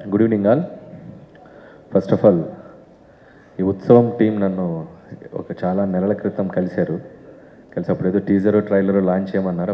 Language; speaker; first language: Telugu; native; Telugu